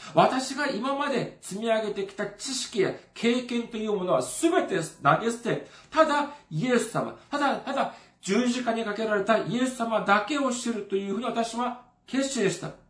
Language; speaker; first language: Japanese; non-native, fluent; Korean